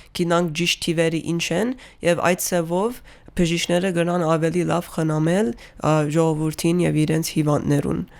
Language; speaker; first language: Armenian; early bilingual, heritage; Armenian